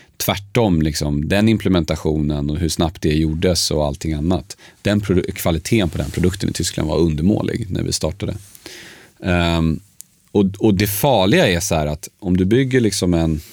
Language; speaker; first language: Swedish; early bilingual, other home language; Polish